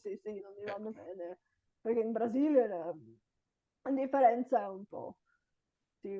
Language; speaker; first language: Italian; non-native, fluent; Bulgarian